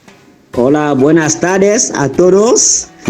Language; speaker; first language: Spanish; non-native, fluent; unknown